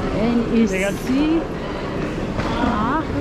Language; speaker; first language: Turkish; non-native, learner; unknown